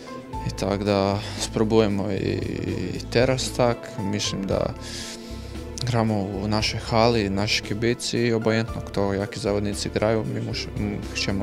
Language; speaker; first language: Polish; non-native, learner; Croatian